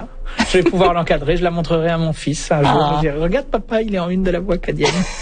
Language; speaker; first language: French; native; French